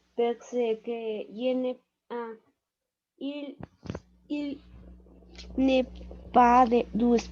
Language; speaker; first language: French; non-native, learner; Spanish